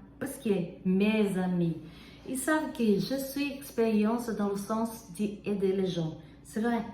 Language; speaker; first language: French; non-native, fluent; Portuguese